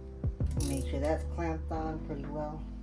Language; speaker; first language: English; native; English